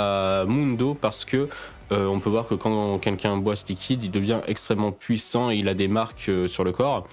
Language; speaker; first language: French; native; French